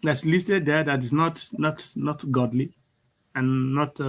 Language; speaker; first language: English; non-native, local second language; Yoruba